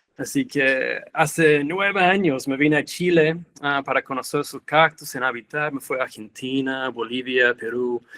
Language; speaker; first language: Spanish; non-native, fluent; English